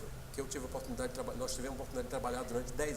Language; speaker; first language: Portuguese; native; Portuguese